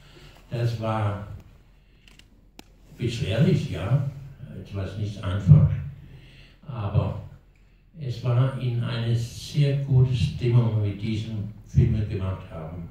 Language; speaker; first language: German; non-native, learner; Danish